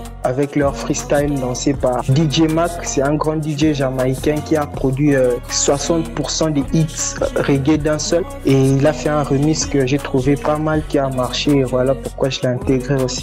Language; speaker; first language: French; non-native, local second language; Lingala